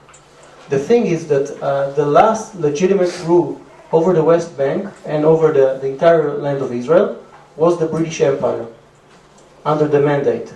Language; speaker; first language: English; non-native, fluent; Hebrew